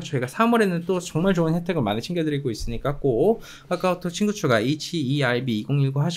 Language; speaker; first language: Korean; native; Korean